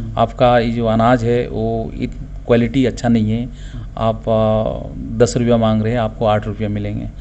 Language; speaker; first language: Hindi; non-native, local second language; Assamese